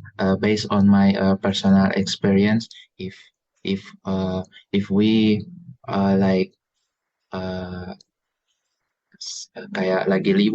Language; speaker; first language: English; non-native, learner; Indonesian